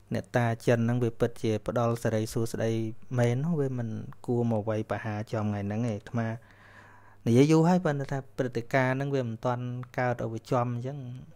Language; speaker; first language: Khmer; native; Khmer